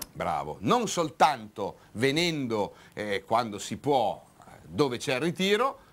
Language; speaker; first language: Italian; native; Italian